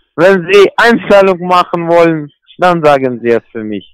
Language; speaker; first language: German; non-native, learner; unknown